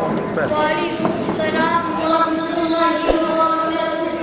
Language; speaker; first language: Arabic; non-native, learner; Urdu